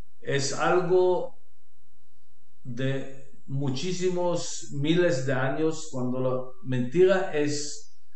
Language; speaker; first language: Spanish; non-native, learner; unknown